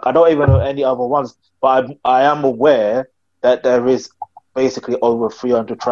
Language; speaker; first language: English; native; English